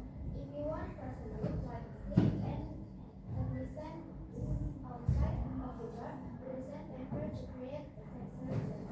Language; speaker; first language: English; non-native, learner; Indonesian